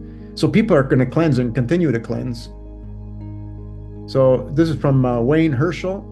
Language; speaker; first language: English; native; English